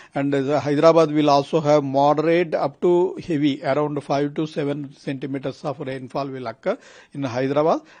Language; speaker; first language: English; non-native, local second language; Telugu